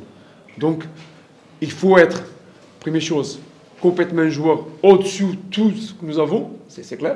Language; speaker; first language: French; non-native, learner; Portuguese